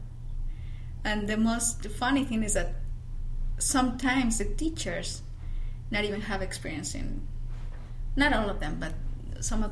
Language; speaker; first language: English; non-native, fluent; Spanish